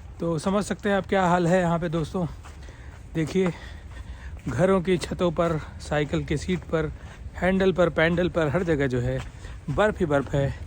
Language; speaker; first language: Hindi; native; Hindi